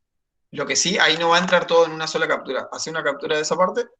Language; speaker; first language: Spanish; native; Spanish